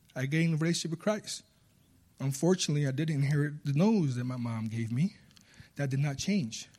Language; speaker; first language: English; early bilingual, other home language; Spanish